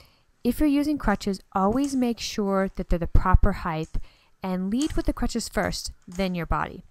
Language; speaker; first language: English; native; English